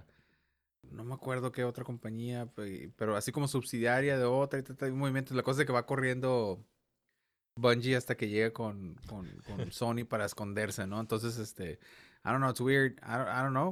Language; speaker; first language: Spanish; early bilingual, heritage; Spanish